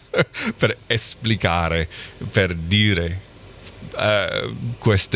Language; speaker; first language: Italian; non-native, learner; English